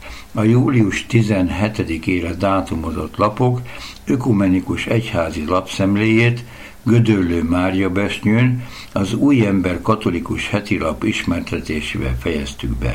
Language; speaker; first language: Hungarian; native; Hungarian